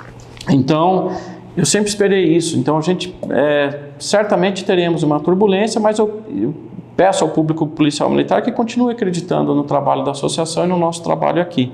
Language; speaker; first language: Portuguese; native; Portuguese